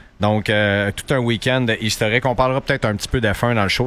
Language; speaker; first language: French; native; French